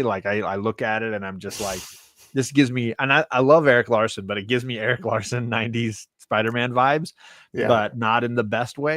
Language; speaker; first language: English; native; English